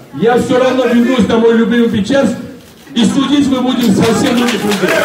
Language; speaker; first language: Russian; non-native, local second language; Georgian